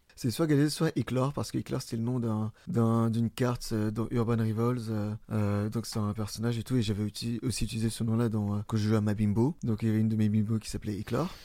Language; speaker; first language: French; early bilingual, other home language; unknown